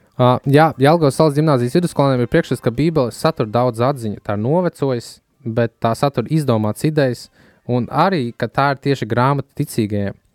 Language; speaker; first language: Latvian; native; Latvian